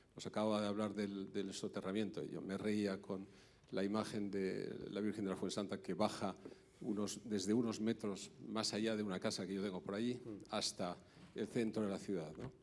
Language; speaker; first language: Spanish; native; Spanish